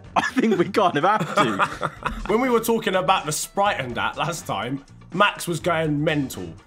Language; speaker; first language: English; native; English